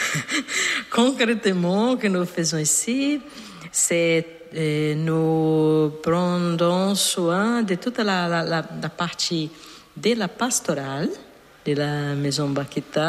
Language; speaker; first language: French; non-native, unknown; Portuguese